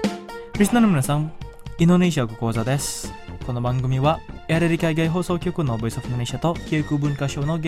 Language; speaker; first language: Japanese; non-native, fluent; Indonesian